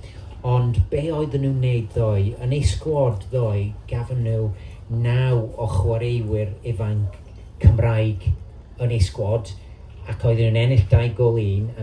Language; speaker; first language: Welsh; non-native, local second language; English